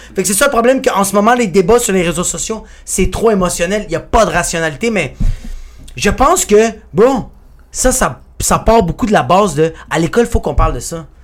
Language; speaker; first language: French; early bilingual, other home language; Spanish